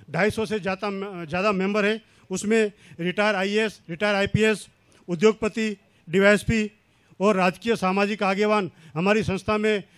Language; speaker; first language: Hindi; non-native, local second language; Kachhi